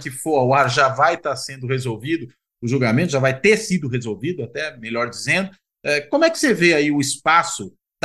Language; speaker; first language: Portuguese; native; Portuguese